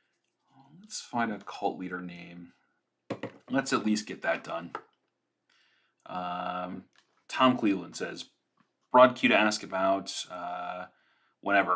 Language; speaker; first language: English; native; English